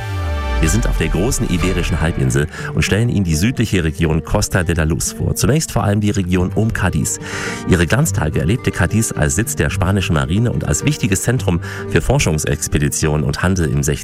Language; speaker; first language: German; native; German